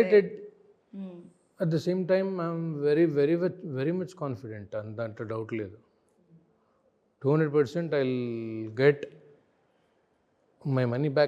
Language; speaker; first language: Telugu; native; Telugu